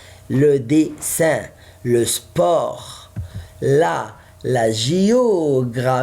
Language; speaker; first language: French; non-native, fluent; Arabic